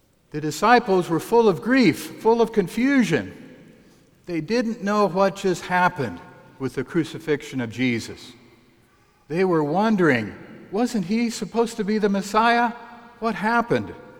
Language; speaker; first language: English; native; English